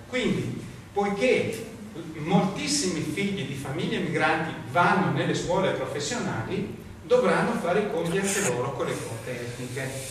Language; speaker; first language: Italian; native; Italian